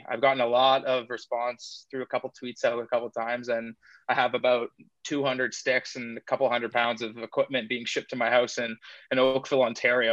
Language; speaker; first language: English; native; English